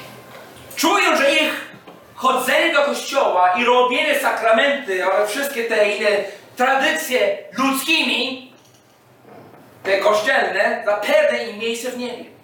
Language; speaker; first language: Polish; non-native, fluent; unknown